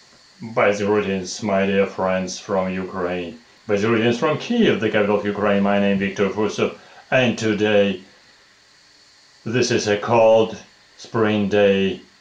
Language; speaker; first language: English; non-native, fluent; Russian